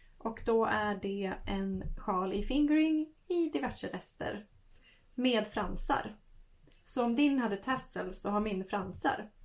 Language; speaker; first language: Swedish; native; Swedish